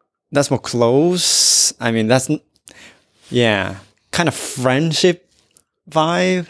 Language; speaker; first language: English; non-native, fluent; Japanese